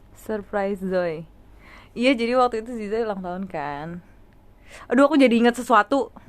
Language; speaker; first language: Indonesian; native; Indonesian